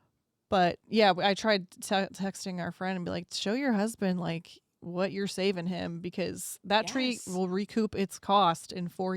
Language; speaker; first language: English; native; English